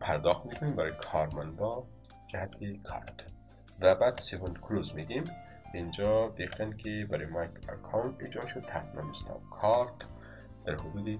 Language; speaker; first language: Persian; native; Persian